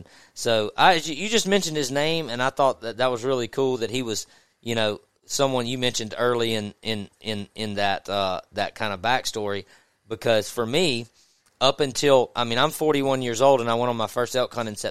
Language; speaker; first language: English; native; English